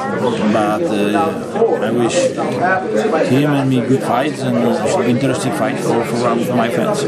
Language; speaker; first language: English; non-native, learner; Polish